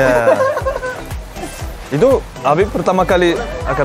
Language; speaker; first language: Indonesian; non-native, fluent; Turkish